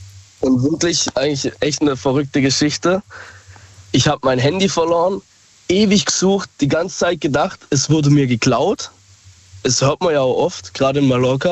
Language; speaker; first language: German; native; German